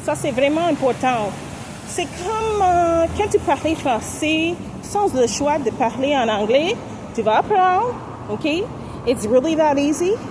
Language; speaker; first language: French; non-native, fluent; English